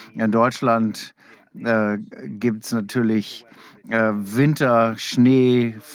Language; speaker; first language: German; non-native, fluent; English